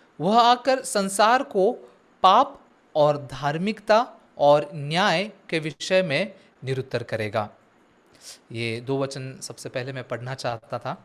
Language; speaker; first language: Hindi; non-native, local second language; Marathi